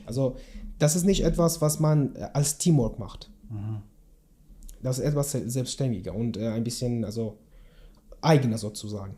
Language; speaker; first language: German; non-native, learner; Kurdish